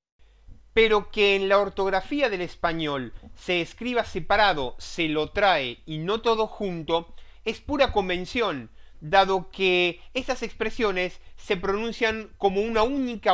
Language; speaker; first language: Spanish; native; Spanish